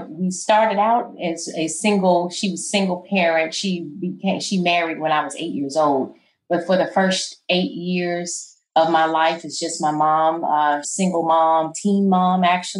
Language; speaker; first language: English; native; English